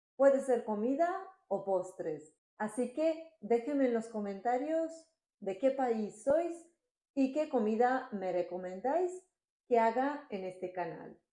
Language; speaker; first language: Spanish; non-native, fluent; Romanian